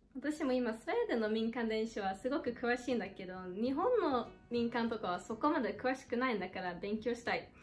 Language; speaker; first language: Japanese; non-native, fluent; Swedish